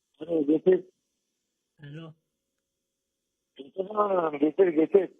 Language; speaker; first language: Turkish; native; Turkish